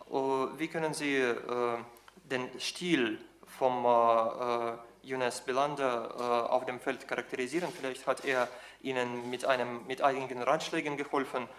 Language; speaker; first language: German; non-native, fluent; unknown